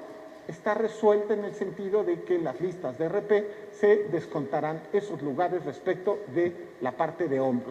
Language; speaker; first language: Spanish; native; Spanish